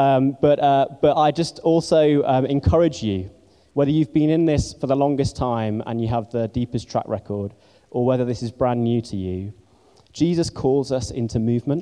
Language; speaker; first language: English; native; English